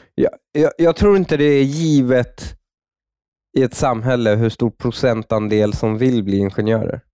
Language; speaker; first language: Swedish; native; Swedish